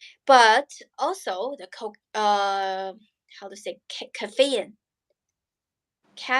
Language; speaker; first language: English; non-native, learner; Chinese